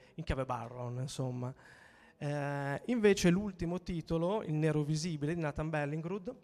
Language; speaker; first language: Italian; native; Italian